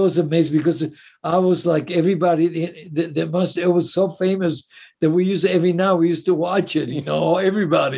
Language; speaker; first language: English; non-native, fluent; Italian